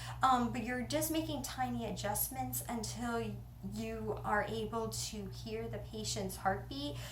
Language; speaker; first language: English; native; English